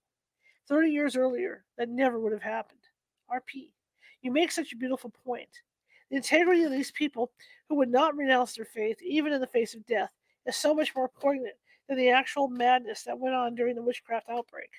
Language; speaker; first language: English; native; English